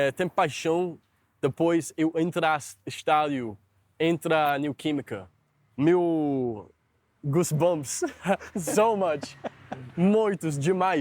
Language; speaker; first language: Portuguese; non-native, learner; English